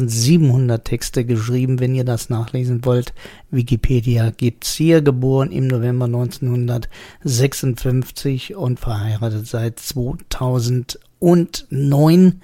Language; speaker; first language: German; native; German